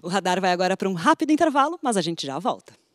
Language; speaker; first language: Portuguese; native; Portuguese